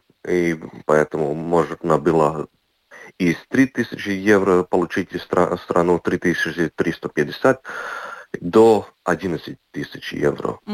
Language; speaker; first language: Russian; non-native, local second language; Latvian